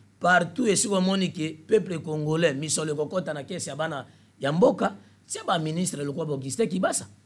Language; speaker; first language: Lingala; native; Lingala